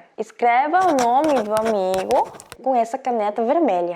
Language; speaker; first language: Portuguese; non-native, fluent; Korean